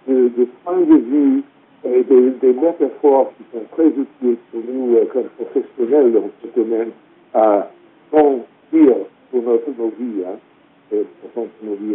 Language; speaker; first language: French; non-native, fluent; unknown